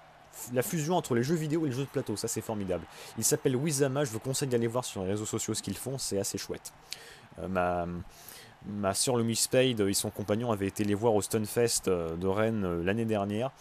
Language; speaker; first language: French; native; French